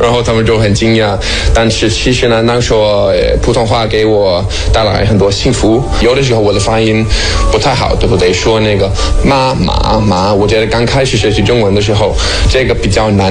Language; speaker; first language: Chinese; non-native, fluent; Danish